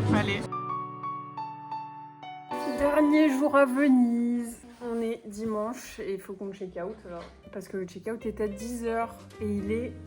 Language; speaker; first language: French; native; French